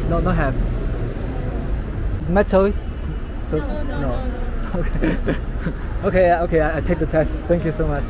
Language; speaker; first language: English; non-native, learner; Chinese